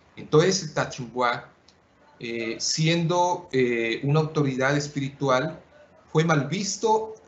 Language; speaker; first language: Spanish; non-native, local second language; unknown